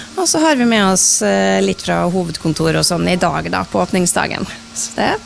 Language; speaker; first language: Norwegian; native; Norwegian